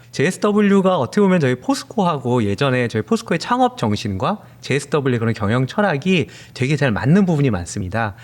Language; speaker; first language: Korean; native; Korean